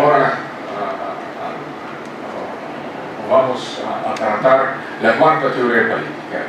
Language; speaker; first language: Spanish; non-native, fluent; Russian